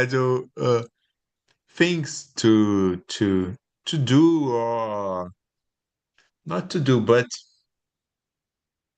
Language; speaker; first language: English; non-native, learner; Portuguese